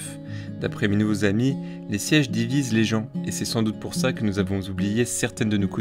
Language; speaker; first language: French; native; French